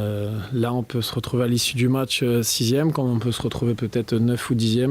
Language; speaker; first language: French; native; French